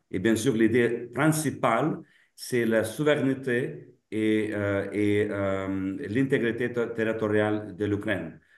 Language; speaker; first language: French; non-native, fluent; Lithuanian